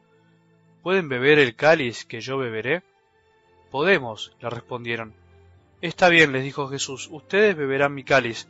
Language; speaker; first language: Spanish; native; Spanish